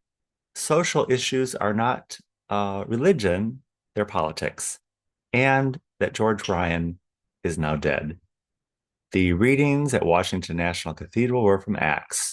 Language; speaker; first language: English; native; English